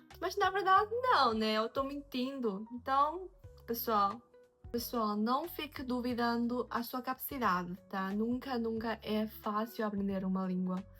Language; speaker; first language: Portuguese; non-native, fluent; Chinese